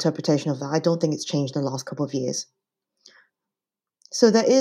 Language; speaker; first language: English; non-native, local second language; Cantonese